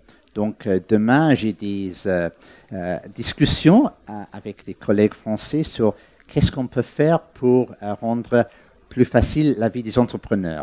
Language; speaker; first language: French; non-native, fluent; English